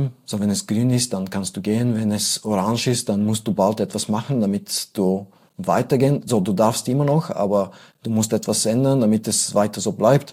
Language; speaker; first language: German; non-native, fluent; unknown